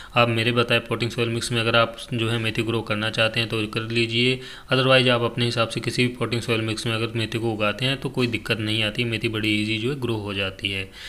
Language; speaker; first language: Hindi; native; Hindi